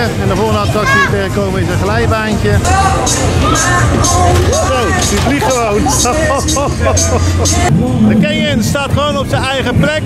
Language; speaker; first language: Dutch; native; Dutch